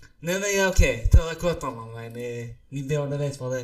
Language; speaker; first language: Swedish; early bilingual, other home language; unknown